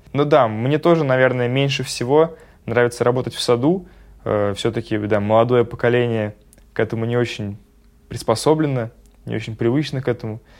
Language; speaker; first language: Russian; native; Russian